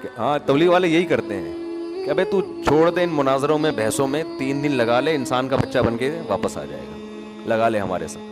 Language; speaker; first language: Urdu; native; Urdu